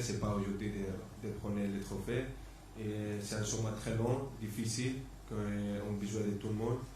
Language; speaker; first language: French; non-native, fluent; Spanish